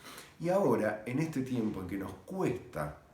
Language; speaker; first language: Spanish; native; Spanish